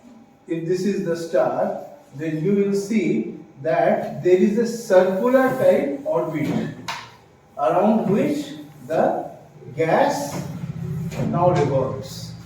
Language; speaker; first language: English; non-native, local second language; Bangla